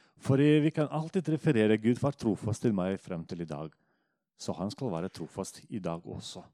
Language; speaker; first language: Norwegian; non-native, fluent; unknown